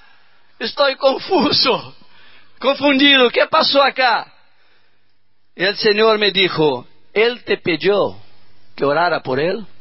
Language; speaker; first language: Spanish; non-native, learner; Portuguese